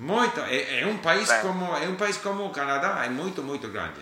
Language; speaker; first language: Portuguese; non-native, learner; English